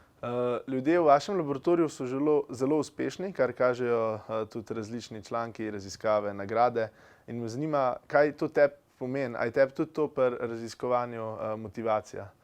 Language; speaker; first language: Slovenian; native; Slovenian